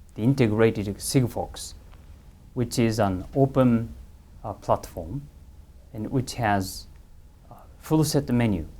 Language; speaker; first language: English; non-native, fluent; Japanese